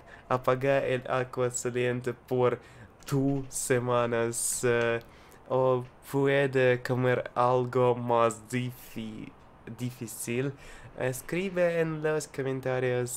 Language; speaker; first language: Spanish; non-native, learner; Russian